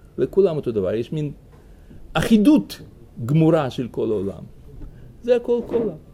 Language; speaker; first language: Hebrew; non-native, fluent; Russian